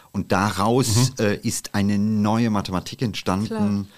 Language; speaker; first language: German; non-native, fluent; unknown